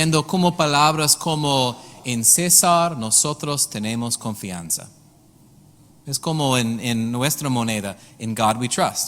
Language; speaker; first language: Spanish; non-native, learner; English